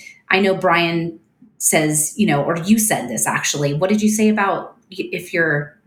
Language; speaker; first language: English; native; English